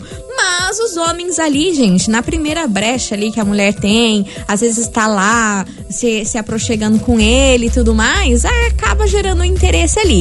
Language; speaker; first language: Portuguese; native; Portuguese